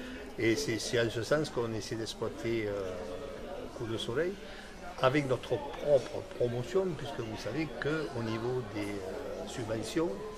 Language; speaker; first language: French; native; French